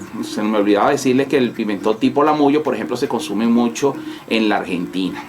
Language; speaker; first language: Spanish; native; Spanish